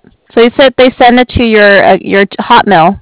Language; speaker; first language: English; native; English